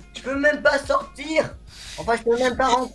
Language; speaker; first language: French; native; French